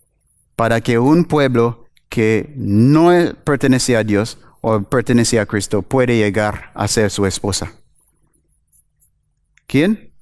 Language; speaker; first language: Spanish; non-native, fluent; English